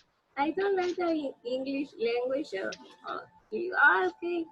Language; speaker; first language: English; non-native, learner; Spanish